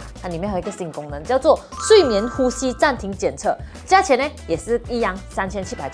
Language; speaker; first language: Chinese; non-native, local second language; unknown